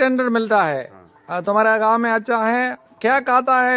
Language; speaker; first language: Hindi; non-native, local second language; Malayalam